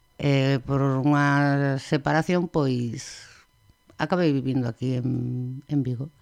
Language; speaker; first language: Galician; native; Galician